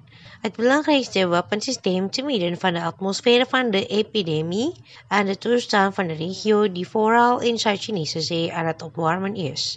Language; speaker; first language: Dutch; non-native, fluent; Indonesian